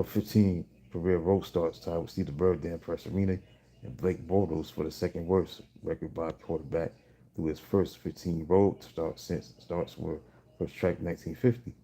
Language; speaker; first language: English; native; English